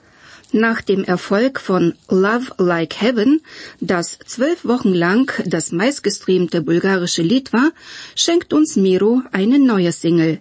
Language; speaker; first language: German; non-native, fluent; Bulgarian